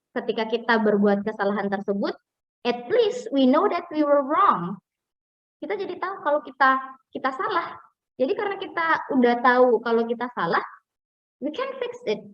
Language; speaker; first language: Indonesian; non-native, local second language; Buginese